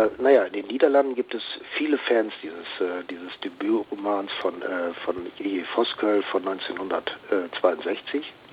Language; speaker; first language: German; native; German